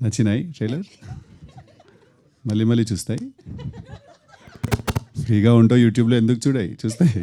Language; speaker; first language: Telugu; native; Telugu